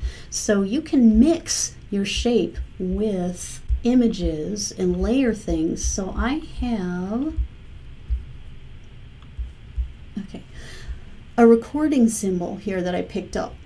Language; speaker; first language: English; native; English